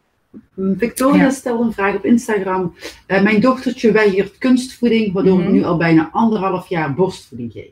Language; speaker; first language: Dutch; native; Dutch